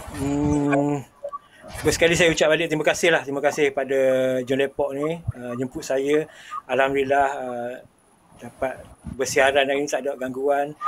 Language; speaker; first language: Malay; native; Malay